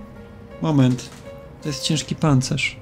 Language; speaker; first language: Polish; native; Polish